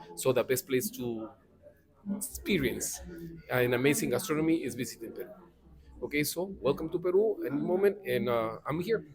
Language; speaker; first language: English; non-native, fluent; Spanish